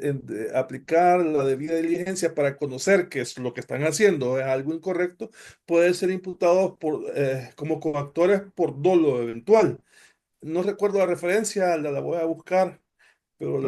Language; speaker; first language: Spanish; native; Spanish